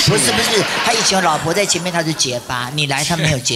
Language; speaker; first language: Chinese; native; Chinese